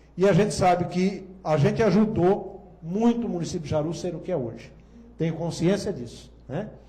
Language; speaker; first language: Portuguese; native; Portuguese